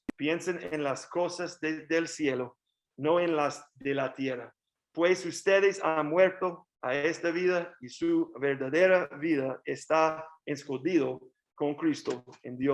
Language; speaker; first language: Spanish; non-native, learner; English